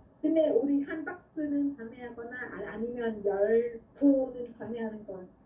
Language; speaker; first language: Korean; non-native, fluent; Vietnamese